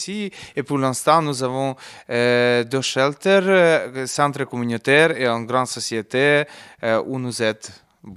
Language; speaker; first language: French; non-native, learner; Ukrainian